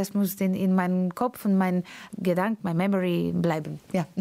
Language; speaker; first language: German; non-native, learner; Latvian